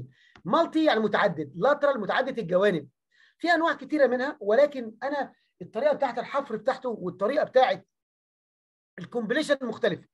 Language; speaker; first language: Arabic; native; Arabic